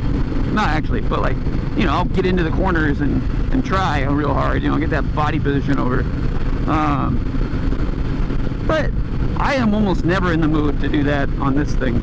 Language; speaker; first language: English; native; English